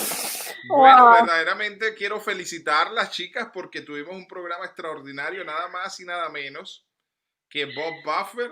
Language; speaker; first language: Spanish; native; Spanish